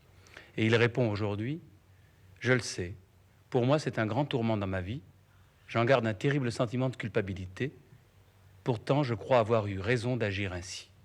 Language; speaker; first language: French; native; French